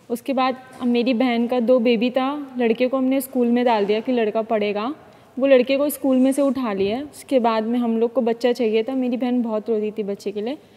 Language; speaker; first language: Hindi; native; Hindi